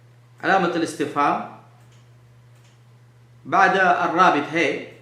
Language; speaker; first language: Arabic; non-native, fluent; Urdu